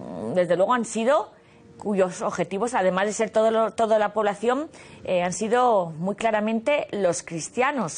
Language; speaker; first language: Spanish; native; Spanish